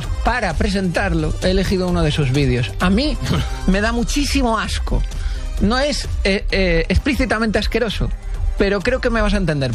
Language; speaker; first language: Spanish; native; Spanish